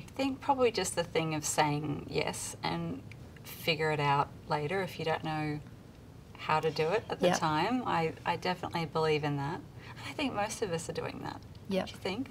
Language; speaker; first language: English; native; English